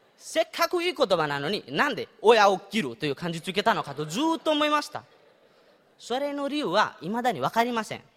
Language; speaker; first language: Japanese; non-native, fluent; Nepali